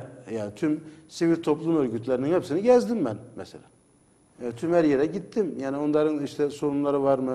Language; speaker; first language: Turkish; native; Turkish